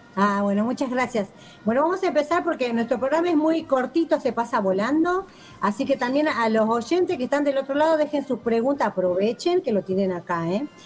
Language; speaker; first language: Spanish; native; Spanish